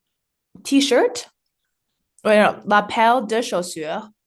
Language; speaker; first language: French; non-native, learner; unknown